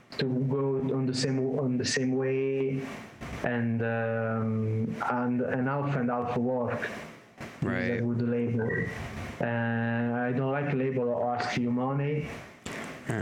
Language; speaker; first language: English; non-native, learner; Italian